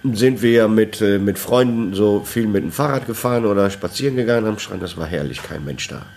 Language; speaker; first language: German; non-native, fluent; Italian